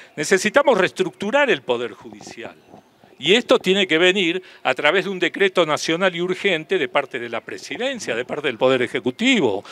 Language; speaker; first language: Spanish; native; Spanish